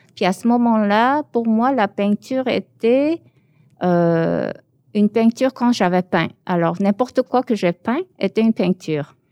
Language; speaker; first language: French; early bilingual, other home language; Korean